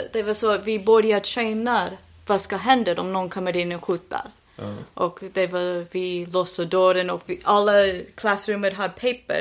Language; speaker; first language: Swedish; non-native, learner; English